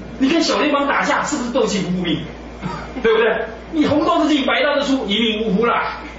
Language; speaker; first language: Chinese; native; Chinese